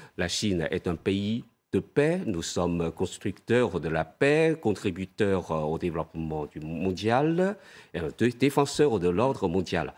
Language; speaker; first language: French; non-native, fluent; Chinese